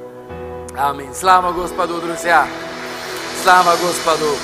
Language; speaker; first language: Russian; non-native, fluent; Norwegian